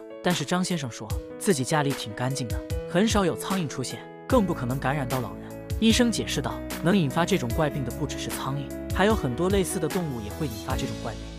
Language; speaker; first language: Chinese; native; Chinese